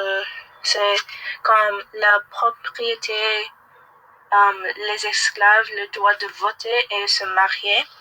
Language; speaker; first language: French; non-native, learner; English